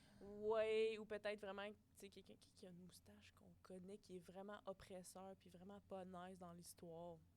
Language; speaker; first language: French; native; French